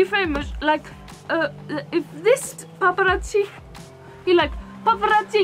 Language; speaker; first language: English; non-native, learner; Icelandic